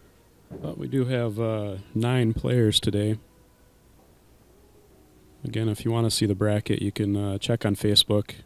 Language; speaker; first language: English; native; English